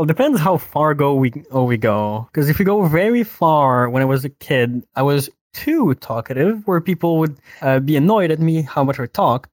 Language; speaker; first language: English; non-native, fluent; French